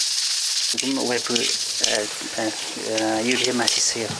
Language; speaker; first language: Korean; non-native, learner; Nepali